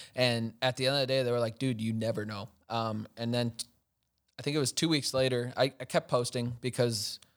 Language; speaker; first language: English; native; English